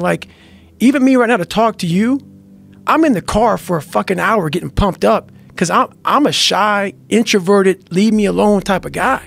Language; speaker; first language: English; native; English